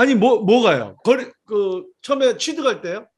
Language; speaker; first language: Korean; native; Korean